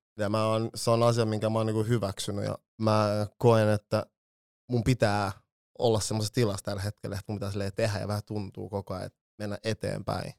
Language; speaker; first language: Finnish; early bilingual, other home language; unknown